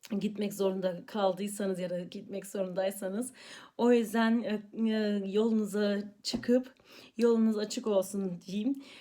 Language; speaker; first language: Turkish; early bilingual, heritage; Turkish